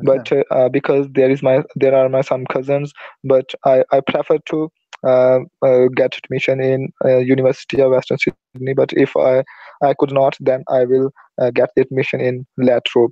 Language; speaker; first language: English; non-native, learner; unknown